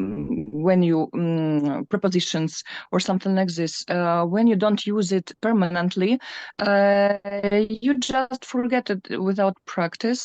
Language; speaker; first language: English; non-native, learner; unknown